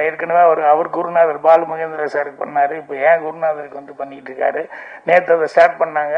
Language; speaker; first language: Tamil; native; Tamil